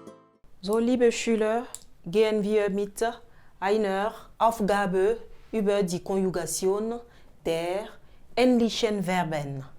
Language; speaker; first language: German; non-native, fluent; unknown